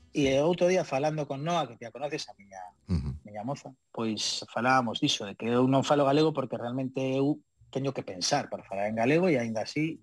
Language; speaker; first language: Galician; non-native, learner; Spanish